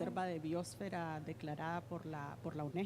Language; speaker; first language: Spanish; native; Spanish